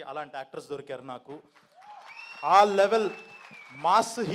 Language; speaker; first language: Telugu; native; Telugu